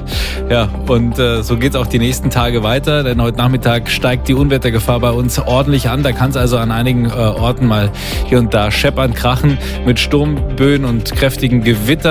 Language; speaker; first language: German; native; German